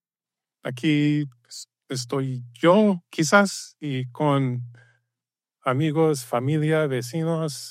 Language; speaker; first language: Spanish; non-native, learner; English